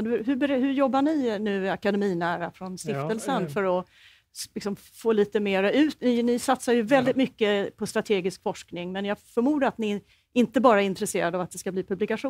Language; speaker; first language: Swedish; native; Swedish